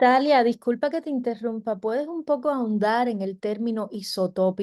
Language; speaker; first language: Spanish; native; Spanish